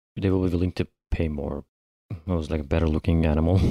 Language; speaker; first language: English; non-native, fluent; Turkish